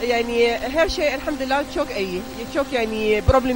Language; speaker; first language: Turkish; non-native, learner; Arabic